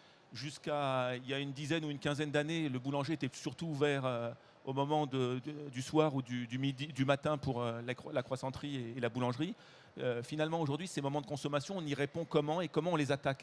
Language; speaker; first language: French; native; French